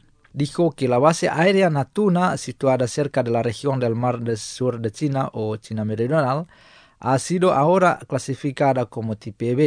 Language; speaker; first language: Spanish; non-native, fluent; Indonesian